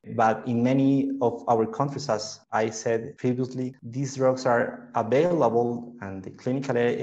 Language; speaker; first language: English; non-native, fluent; Spanish